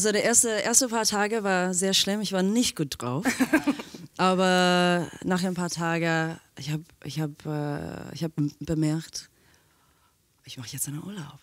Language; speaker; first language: German; non-native, fluent; English